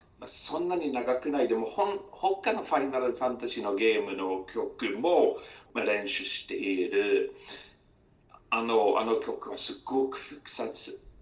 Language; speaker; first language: Japanese; non-native, learner; Swedish